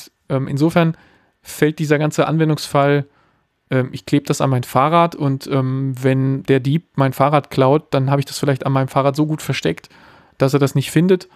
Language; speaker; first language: German; native; German